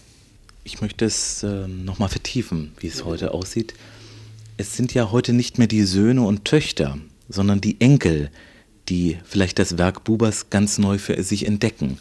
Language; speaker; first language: German; native; German